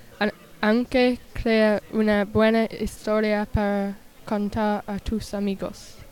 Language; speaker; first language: Spanish; non-native, learner; English